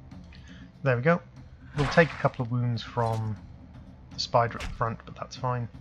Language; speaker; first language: English; native; English